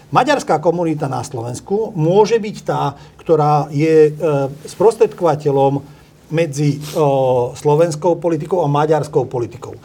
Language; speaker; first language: Slovak; non-native, local second language; Hungarian